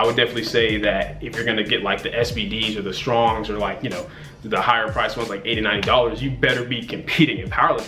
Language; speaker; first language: English; native; English